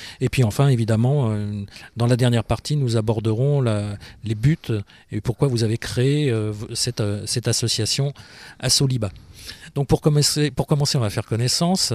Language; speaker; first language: French; native; French